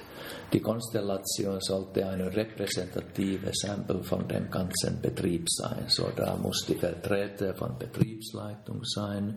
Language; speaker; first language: German; non-native, fluent; Finnish